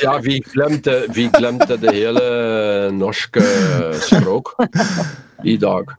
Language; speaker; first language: Norwegian; non-native, learner; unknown